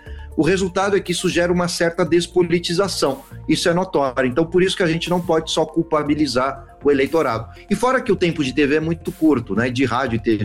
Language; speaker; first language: Portuguese; native; Portuguese